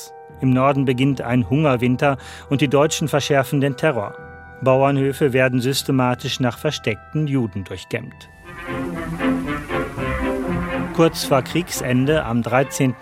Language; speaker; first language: German; native; German